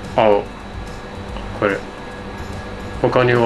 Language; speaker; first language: Japanese; non-native, fluent; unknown